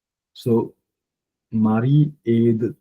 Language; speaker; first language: French; non-native, fluent; Punjabi